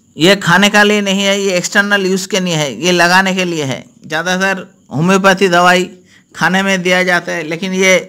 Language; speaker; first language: Hindi; non-native, local second language; Bangla